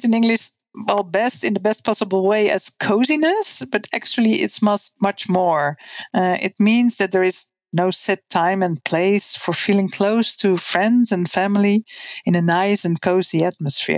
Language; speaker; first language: English; non-native, fluent; Dutch